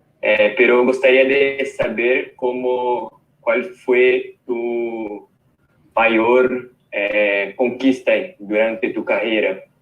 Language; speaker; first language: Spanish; non-native, fluent; Portuguese